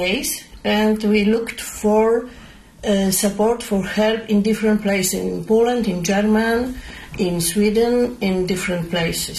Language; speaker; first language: English; non-native, learner; Polish